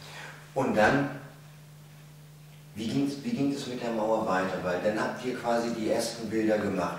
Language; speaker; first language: German; native; German